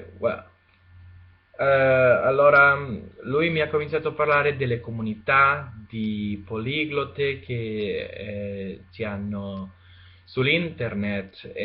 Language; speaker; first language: Italian; non-native, learner; Spanish